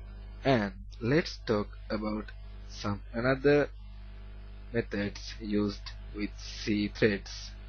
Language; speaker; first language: English; non-native, learner; Sinhala